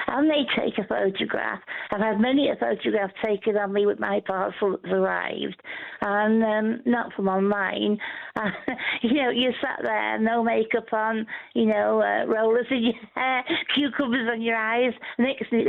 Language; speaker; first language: English; native; English